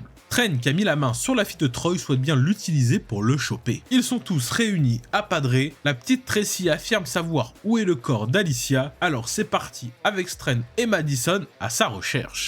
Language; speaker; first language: French; native; French